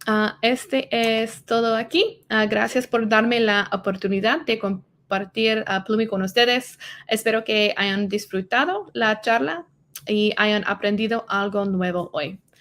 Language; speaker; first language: Spanish; non-native, learner; English